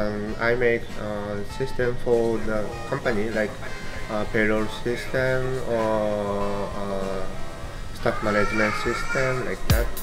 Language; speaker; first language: English; non-native, learner; Japanese